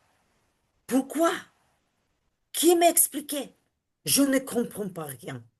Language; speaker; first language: French; non-native, learner; Ukrainian